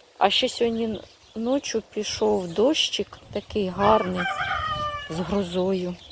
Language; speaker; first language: Ukrainian; native; Ukrainian